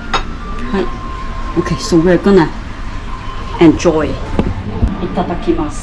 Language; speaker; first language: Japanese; non-native, learner; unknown